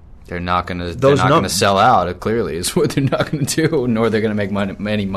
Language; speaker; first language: English; native; English